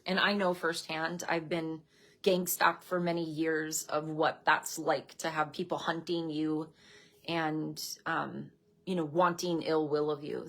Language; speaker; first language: English; native; English